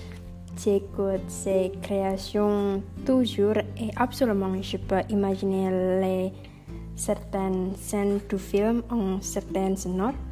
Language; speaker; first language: French; non-native, learner; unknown